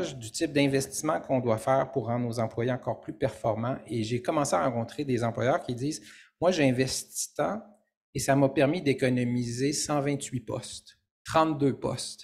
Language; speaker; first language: French; native; French